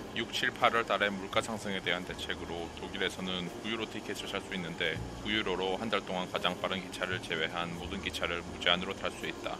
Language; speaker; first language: Korean; native; Korean